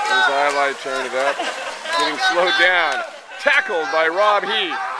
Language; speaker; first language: English; native; English